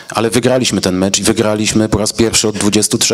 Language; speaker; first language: Polish; native; Polish